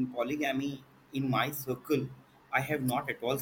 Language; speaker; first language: English; non-native, local second language; Hindi